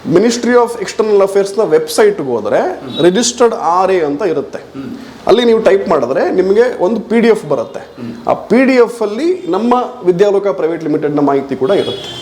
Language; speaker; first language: Kannada; non-native, local second language; Tulu